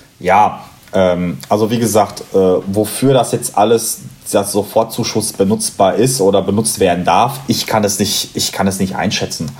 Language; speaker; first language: German; native; German